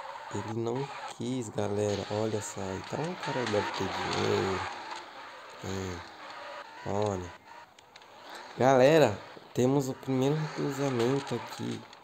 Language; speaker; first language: Portuguese; native; Portuguese